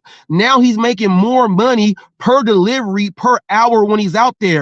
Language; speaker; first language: English; native; English